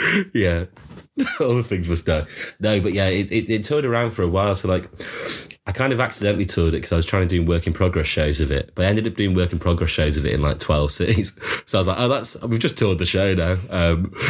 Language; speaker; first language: English; native; English